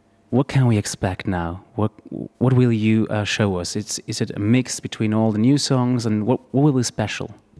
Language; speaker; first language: English; non-native, fluent; German